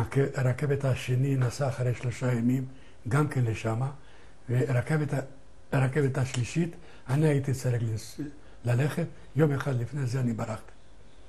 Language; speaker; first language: Hebrew; non-native, learner; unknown